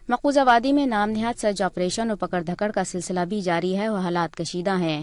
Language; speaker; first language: Urdu; native; Urdu